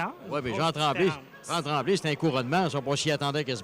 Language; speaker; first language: French; native; French